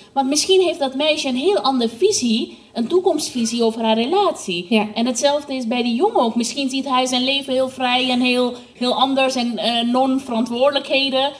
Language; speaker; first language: Dutch; non-native, fluent; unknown